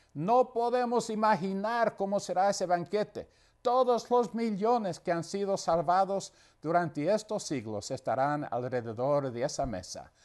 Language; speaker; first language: Spanish; non-native, fluent; English